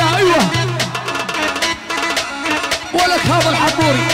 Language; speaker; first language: Arabic; native; Arabic